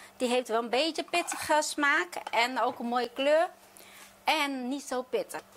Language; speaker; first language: Dutch; non-native, fluent; Chinese